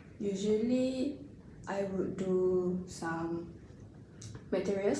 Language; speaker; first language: English; non-native, learner; Malay